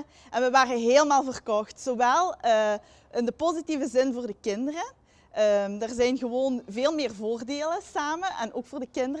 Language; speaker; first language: Dutch; native; Dutch